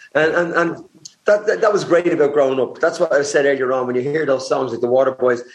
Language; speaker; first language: English; native; English